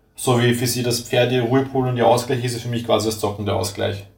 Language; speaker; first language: German; native; German